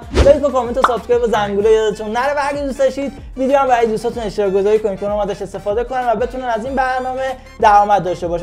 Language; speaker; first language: Persian; native; Persian